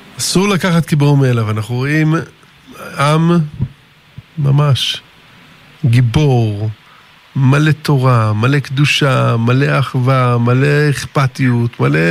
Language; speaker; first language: Hebrew; early bilingual, other home language; English